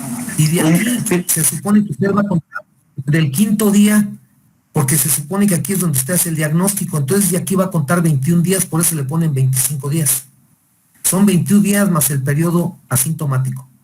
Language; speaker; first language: Spanish; native; Spanish